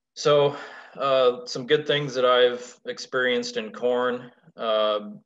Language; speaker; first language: English; native; English